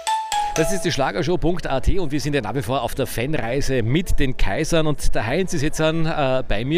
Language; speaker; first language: German; native; German